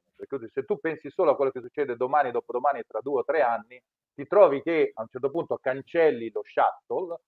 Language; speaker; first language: Italian; native; Italian